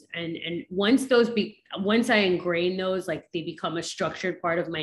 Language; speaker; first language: English; native; English